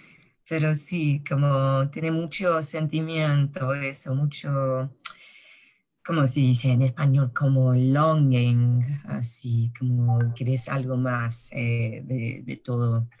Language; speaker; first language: Spanish; early bilingual, heritage; Spanish